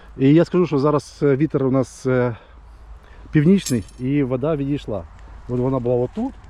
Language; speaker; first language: Ukrainian; non-native, local second language; Russian